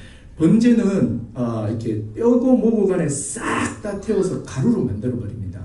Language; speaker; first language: Korean; native; Korean